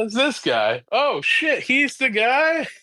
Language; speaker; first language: English; native; English